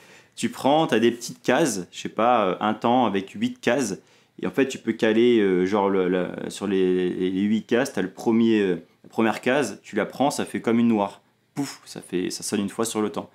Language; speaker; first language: French; native; French